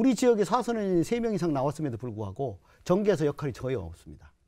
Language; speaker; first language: Korean; native; Korean